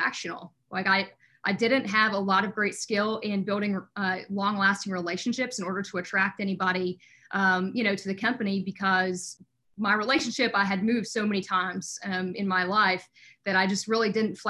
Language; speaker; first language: English; native; English